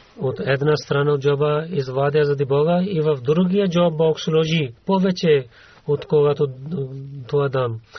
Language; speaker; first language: Bulgarian; non-native, learner; Urdu